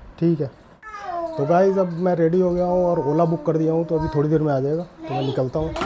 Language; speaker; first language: Hindi; native; Hindi